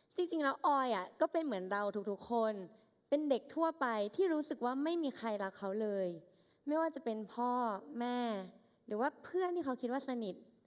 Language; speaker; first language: Thai; native; Thai